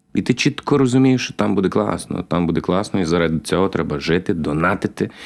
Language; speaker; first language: Ukrainian; native; Ukrainian